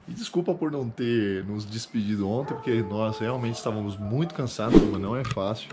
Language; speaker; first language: Portuguese; native; Portuguese